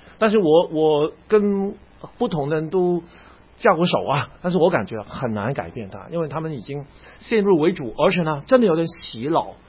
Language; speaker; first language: Chinese; non-native, local second language; Cantonese